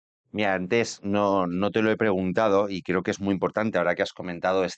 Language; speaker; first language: Spanish; native; Spanish